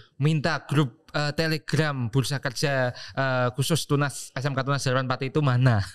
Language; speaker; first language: Indonesian; native; Indonesian